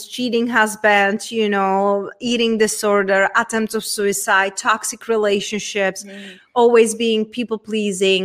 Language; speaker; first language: English; non-native, fluent; Czech